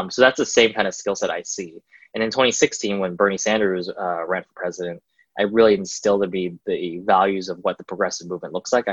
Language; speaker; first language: English; native; English